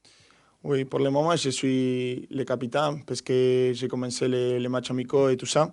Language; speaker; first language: French; non-native, fluent; Spanish